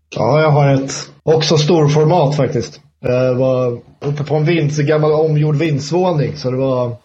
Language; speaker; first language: Swedish; native; Swedish